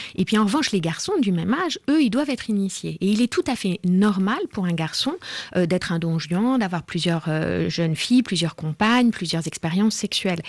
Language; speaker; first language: French; native; French